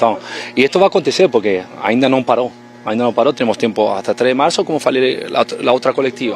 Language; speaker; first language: Portuguese; non-native, fluent; Spanish